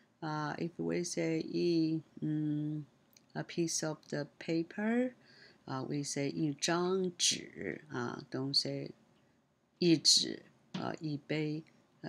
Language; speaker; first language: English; non-native, learner; Chinese